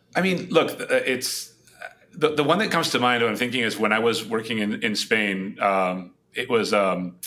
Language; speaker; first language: English; non-native, fluent; Spanish